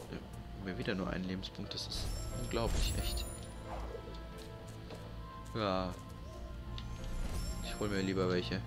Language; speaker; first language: German; native; German